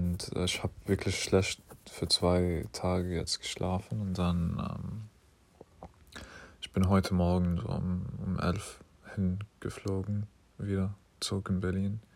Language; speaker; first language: German; non-native, learner; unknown